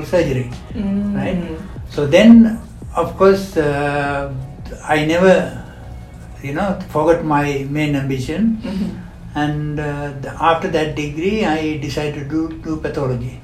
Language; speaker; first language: English; non-native, local second language; Sinhala